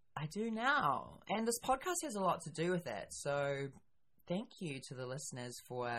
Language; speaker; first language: English; native; English